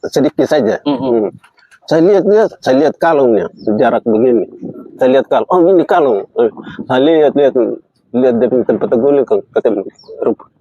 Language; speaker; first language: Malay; non-native, local second language; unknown